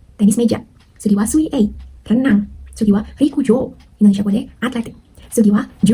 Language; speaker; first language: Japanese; non-native, fluent; Indonesian